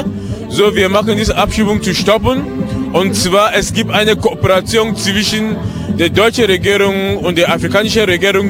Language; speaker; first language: German; non-native, learner; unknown